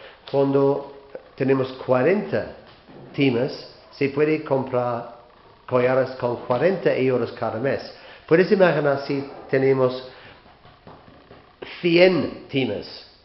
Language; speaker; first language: Spanish; non-native, learner; English